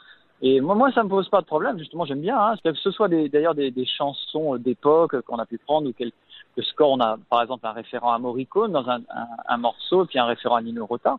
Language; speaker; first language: French; native; French